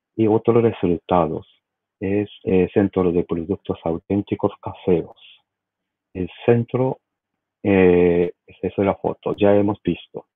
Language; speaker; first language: Spanish; non-native, learner; Japanese